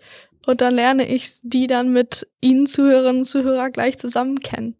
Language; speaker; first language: German; native; German